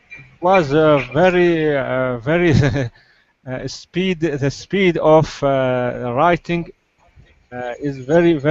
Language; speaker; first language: English; non-native, learner; Arabic